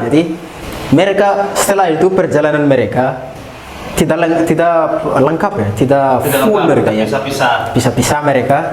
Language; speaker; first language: Indonesian; non-native, fluent; Malagasy